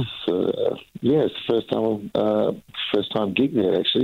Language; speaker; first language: English; native; English